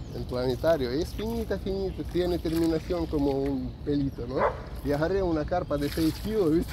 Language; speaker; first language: Spanish; non-native, fluent; Ukrainian